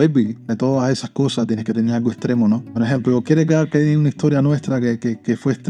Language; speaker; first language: Spanish; native; Spanish